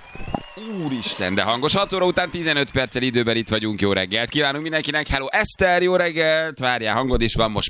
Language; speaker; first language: Hungarian; native; Hungarian